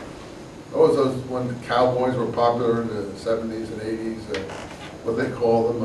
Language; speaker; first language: English; native; English